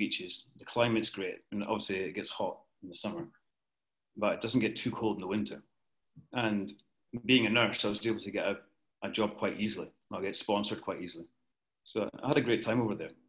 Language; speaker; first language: English; native; English